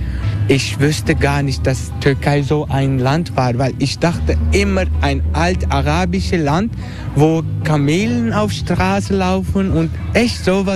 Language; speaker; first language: German; non-native, fluent; Turkish